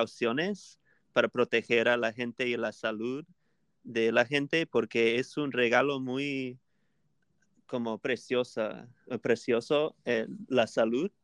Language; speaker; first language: Spanish; non-native, fluent; English